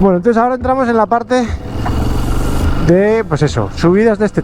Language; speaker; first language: Spanish; native; Spanish